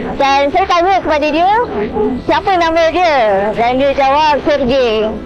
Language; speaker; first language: Malay; native; Malay